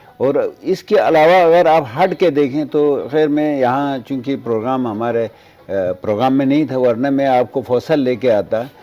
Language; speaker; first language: Urdu; non-native, local second language; Balti